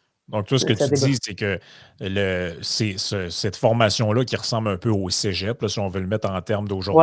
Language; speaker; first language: French; native; French